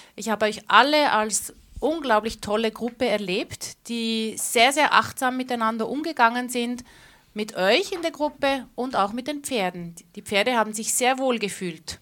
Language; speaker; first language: German; native; German